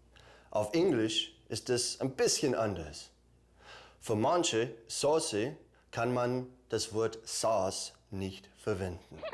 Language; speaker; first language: German; non-native, fluent; English